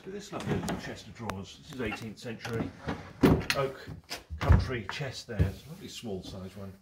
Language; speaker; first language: English; native; English